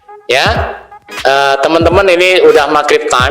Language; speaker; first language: Indonesian; native; Indonesian